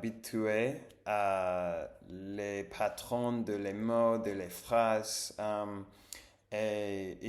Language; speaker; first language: French; non-native, learner; English